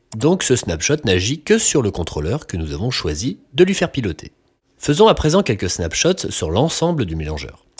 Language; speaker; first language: French; native; French